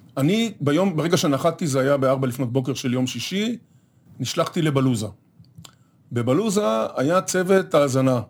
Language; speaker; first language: Hebrew; native; Hebrew